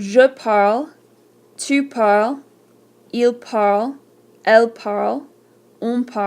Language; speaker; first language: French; non-native, fluent; English